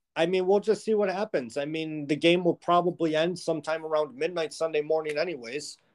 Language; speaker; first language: English; native; English